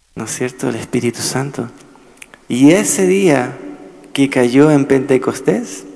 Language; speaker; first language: Spanish; native; Spanish